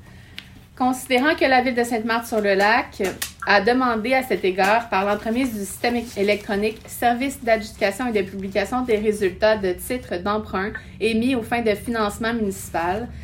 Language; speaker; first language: French; native; French